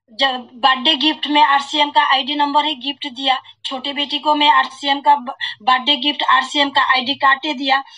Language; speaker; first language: Hindi; non-native, local second language; Assamese